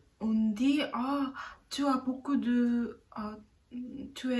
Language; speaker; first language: French; non-native, learner; Korean